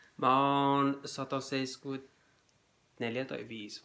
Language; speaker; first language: Finnish; non-native, learner; Persian